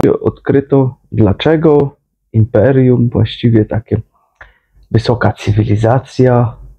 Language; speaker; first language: Polish; native; Polish